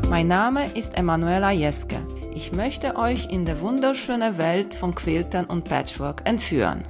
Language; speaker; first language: German; non-native, fluent; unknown